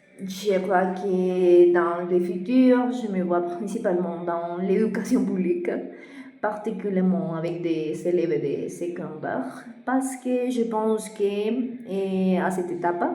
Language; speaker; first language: French; non-native, fluent; Spanish